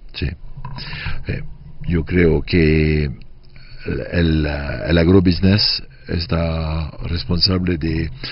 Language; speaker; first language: Spanish; non-native, fluent; French